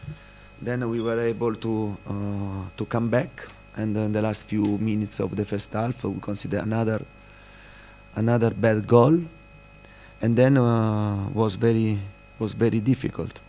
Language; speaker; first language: English; non-native, fluent; Italian